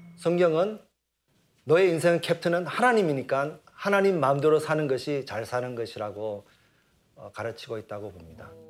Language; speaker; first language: Korean; native; Korean